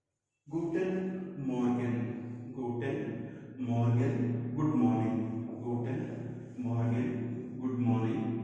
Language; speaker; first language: German; non-native, learner; Telugu